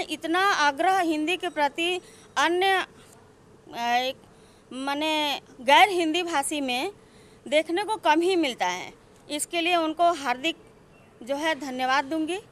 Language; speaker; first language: Hindi; native; Hindi